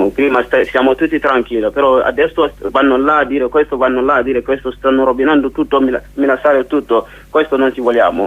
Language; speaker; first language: Italian; non-native, learner; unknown